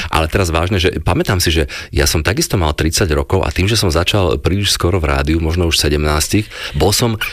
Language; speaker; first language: Slovak; native; Slovak